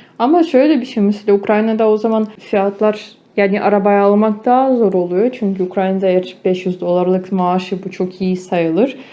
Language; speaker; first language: Turkish; non-native, fluent; Ukrainian